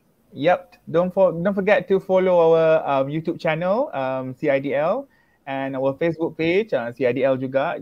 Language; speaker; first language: English; non-native, local second language; Malay